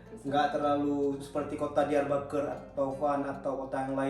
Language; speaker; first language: Indonesian; native; Indonesian